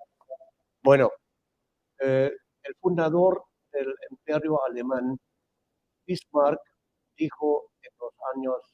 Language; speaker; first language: Spanish; non-native, fluent; German